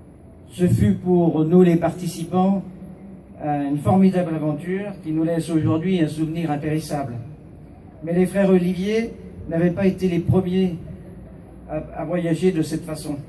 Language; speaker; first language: French; native; French